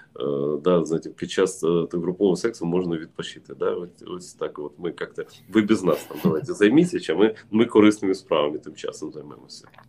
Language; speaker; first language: Ukrainian; non-native, local second language; Russian